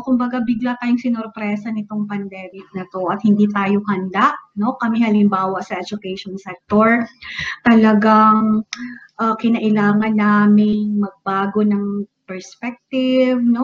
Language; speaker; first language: English; non-native, local second language; Bikol